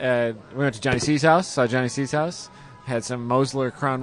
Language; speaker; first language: English; native; English